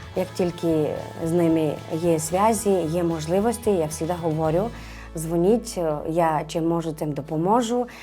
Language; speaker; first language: Ukrainian; non-native, fluent; Georgian